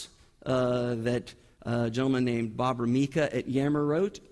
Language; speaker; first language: English; native; English